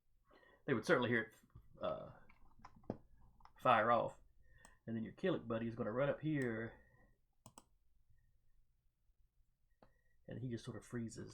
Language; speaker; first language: English; native; English